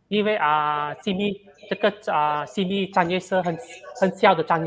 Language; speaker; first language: Chinese; non-native, local second language; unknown